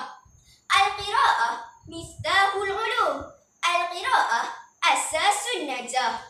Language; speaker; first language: Arabic; non-native, learner; Malay